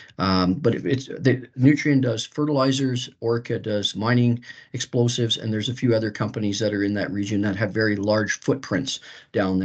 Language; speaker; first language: English; native; English